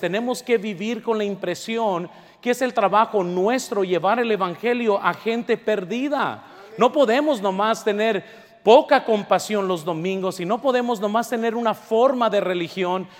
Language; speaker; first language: Spanish; early bilingual, heritage; Spanish